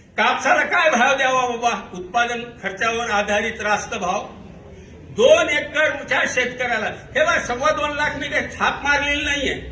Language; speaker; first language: Marathi; non-native, local second language; Urdu